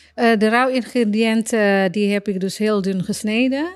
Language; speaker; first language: Dutch; non-native, fluent; Indonesian